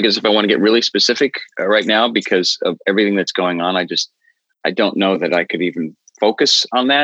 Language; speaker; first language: English; native; English